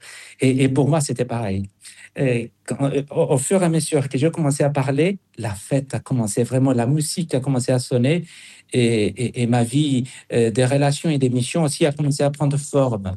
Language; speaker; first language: French; non-native, fluent; Spanish